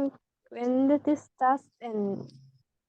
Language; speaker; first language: English; non-native, learner; Vietnamese